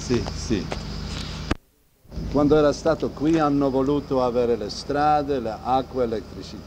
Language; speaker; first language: Italian; non-native, fluent; Polish